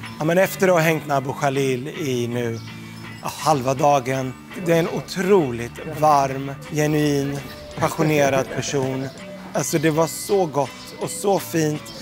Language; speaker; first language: Swedish; early bilingual, other home language; Arabic